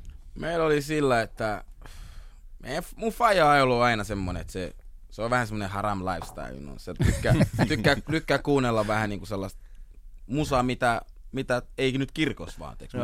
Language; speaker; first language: Finnish; early bilingual, other home language; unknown